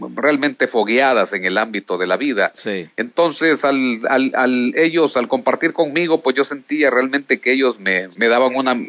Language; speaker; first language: Spanish; native; Spanish